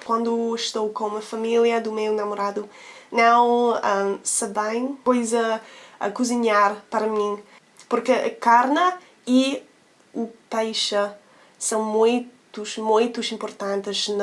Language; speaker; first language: Portuguese; non-native, learner; English